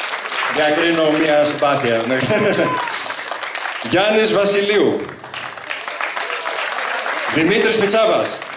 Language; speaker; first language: Greek; native; Greek